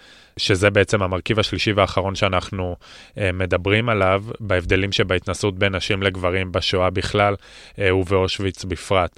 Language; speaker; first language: Hebrew; native; Hebrew